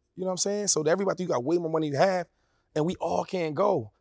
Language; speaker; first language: English; native; English